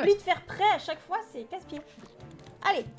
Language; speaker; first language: French; native; French